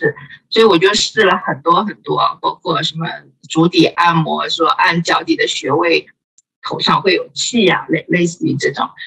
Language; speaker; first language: Chinese; native; Chinese